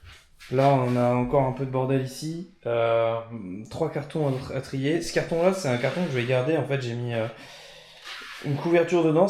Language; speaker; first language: French; native; French